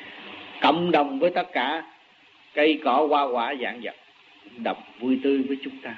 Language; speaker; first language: Vietnamese; native; Vietnamese